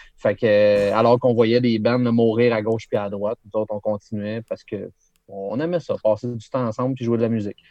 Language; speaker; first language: French; native; French